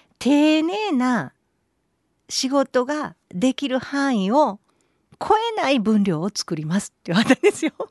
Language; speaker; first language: Japanese; native; Japanese